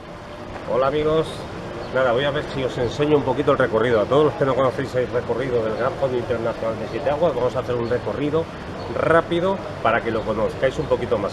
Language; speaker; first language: Spanish; native; Spanish